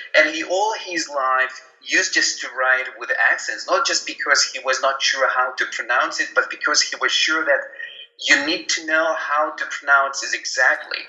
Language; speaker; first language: English; non-native, fluent; Ukrainian